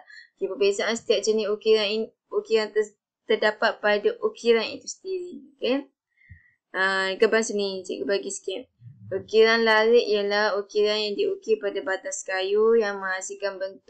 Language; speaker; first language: Malay; native; Malay